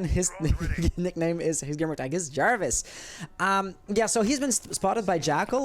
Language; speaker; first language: English; non-native, local second language; French